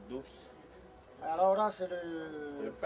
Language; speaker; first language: French; non-native, local second language; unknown